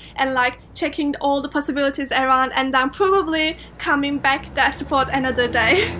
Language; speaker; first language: English; non-native, fluent; Turkish